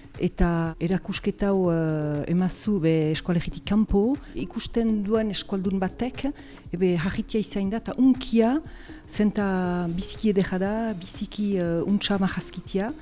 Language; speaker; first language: Basque; native; Basque